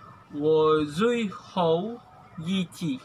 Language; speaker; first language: Chinese; non-native, learner; Malay